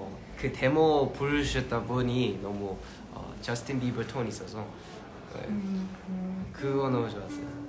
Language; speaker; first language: Korean; early bilingual, heritage; Korean